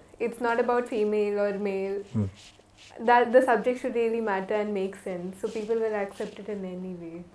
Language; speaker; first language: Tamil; non-native, learner; Tulu